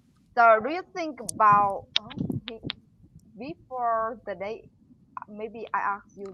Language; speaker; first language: English; non-native, learner; Vietnamese